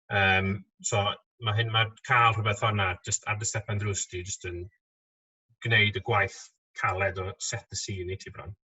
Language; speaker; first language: Welsh; native; Welsh